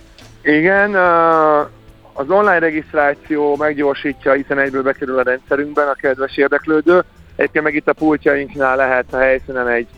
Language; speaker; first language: Hungarian; native; Hungarian